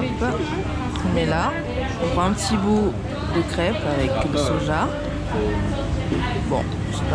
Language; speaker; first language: French; native; French